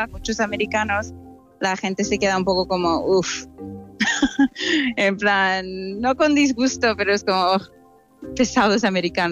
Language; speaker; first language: Spanish; non-native, fluent; English